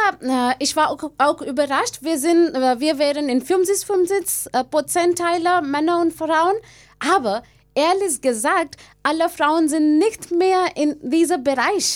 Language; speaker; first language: German; non-native, fluent; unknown